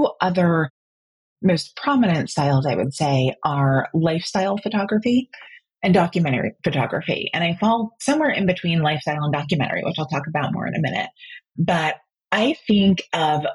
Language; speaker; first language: English; native; English